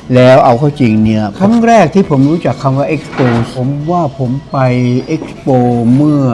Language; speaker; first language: Thai; native; Thai